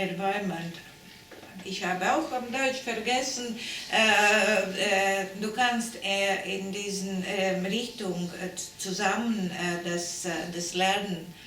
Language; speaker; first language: German; non-native, learner; Latvian